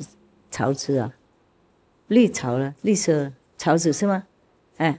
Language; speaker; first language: Chinese; non-native, fluent; Vietnamese